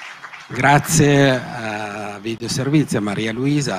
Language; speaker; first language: Italian; native; Italian